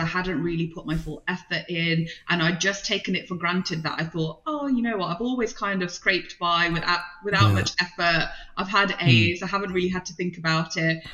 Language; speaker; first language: English; non-native, local second language; Punjabi